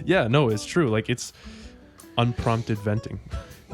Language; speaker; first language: English; native; English